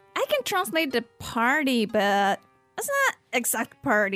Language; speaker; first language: English; non-native, learner; Japanese